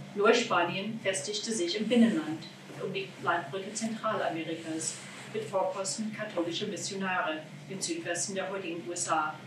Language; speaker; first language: German; non-native, fluent; English